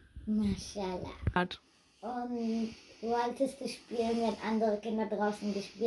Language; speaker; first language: German; early bilingual, other home language; Urdu